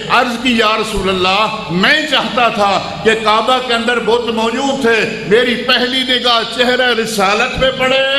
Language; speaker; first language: Urdu; non-native, local second language; Punjabi